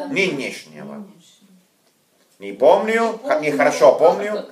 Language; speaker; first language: Russian; non-native, fluent; Italian